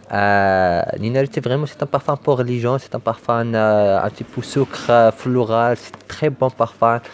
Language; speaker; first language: French; non-native, learner; Arabic